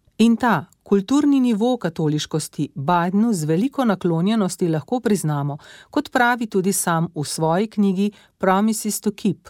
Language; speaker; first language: Slovenian; native; Slovenian